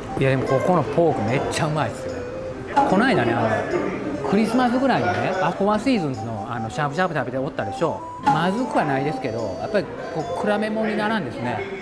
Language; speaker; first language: Japanese; native; Japanese